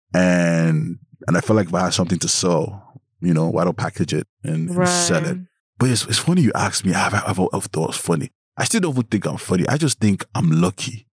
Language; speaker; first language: English; non-native, local second language; Yoruba